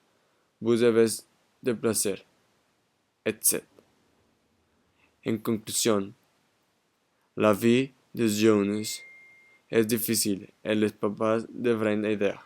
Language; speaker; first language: French; non-native, learner; Spanish